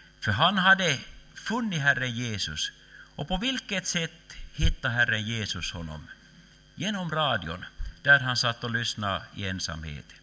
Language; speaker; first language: Swedish; native; Swedish